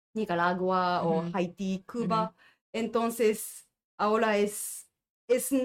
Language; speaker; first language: Spanish; non-native, learner; Japanese